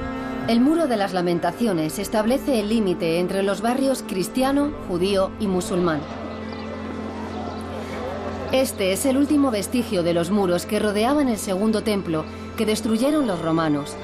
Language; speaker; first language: Spanish; native; Spanish